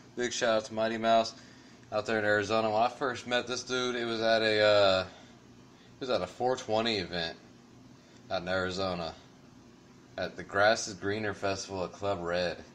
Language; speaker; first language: English; native; English